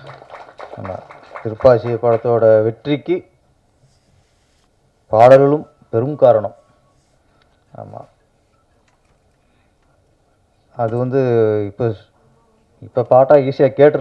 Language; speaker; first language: Tamil; native; Tamil